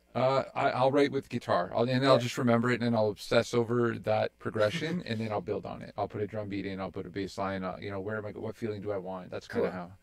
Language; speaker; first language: English; native; English